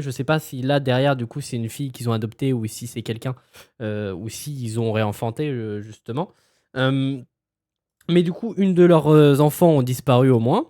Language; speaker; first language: French; native; French